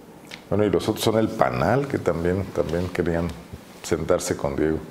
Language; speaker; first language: Spanish; native; Spanish